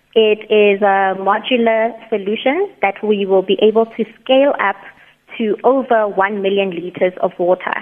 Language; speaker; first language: English; non-native, local second language; Tswana